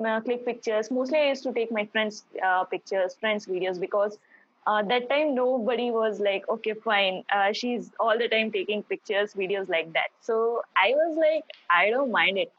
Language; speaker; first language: English; non-native, local second language; Hindi